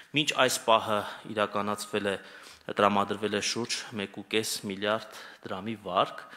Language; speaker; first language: Armenian; native; Armenian